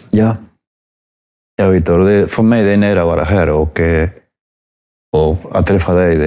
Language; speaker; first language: Swedish; non-native, fluent; Spanish